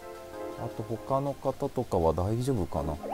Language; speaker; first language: Japanese; native; Japanese